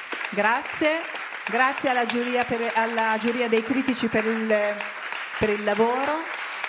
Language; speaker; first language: Italian; native; Italian